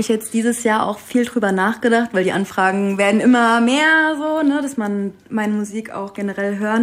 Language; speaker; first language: German; early bilingual, other home language; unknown